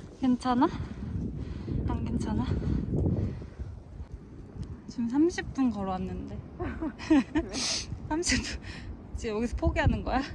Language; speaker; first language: Korean; native; Korean